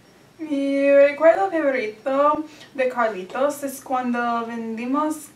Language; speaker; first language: Spanish; non-native, learner; English